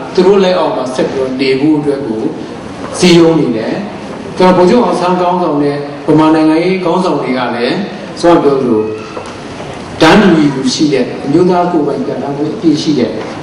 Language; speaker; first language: Burmese; non-native, local second language; Kachin